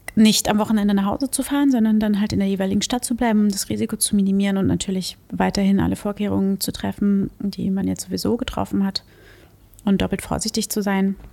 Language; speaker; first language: German; early bilingual, other home language; Portuguese